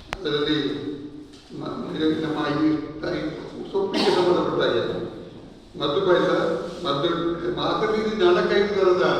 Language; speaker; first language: Kannada; non-native, local second language; Kodava